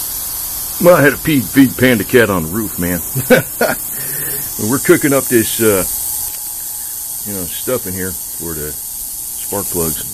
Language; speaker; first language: English; native; English